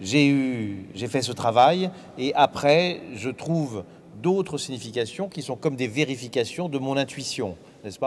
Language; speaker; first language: French; native; French